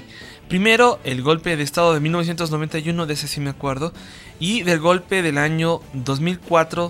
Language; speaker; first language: Spanish; native; Spanish